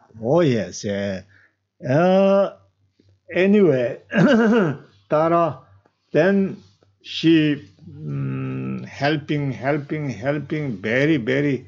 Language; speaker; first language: English; non-native, learner; Tibetan